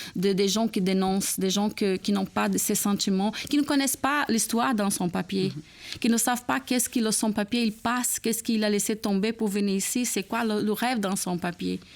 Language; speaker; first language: French; non-native, fluent; Portuguese